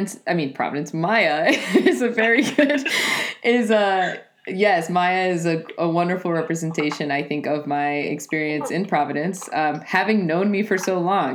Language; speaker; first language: English; native; English